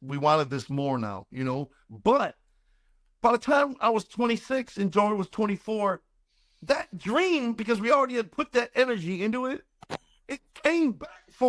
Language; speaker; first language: English; native; English